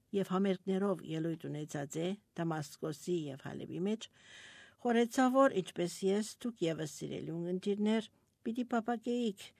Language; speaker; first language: Armenian; early bilingual, heritage; Armenian